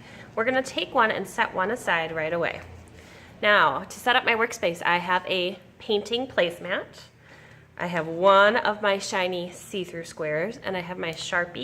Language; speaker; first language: English; native; English